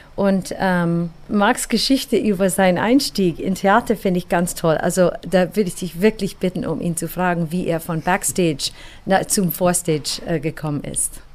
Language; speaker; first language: German; non-native, fluent; English